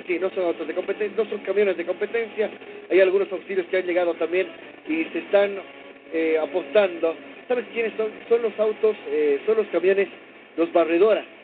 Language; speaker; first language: Spanish; native; Spanish